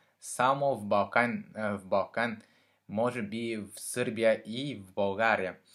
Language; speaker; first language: Bulgarian; non-native, learner; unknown